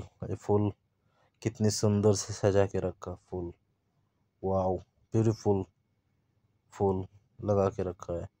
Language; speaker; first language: Hindi; non-native, local second language; Bangla